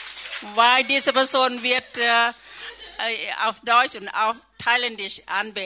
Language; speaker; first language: German; non-native, learner; Thai